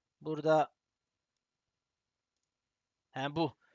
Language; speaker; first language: Turkish; early bilingual, heritage; Turkish